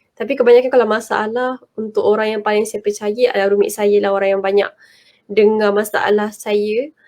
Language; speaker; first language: Malay; native; Malay